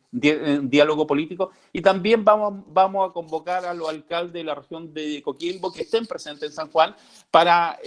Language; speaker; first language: Spanish; native; Spanish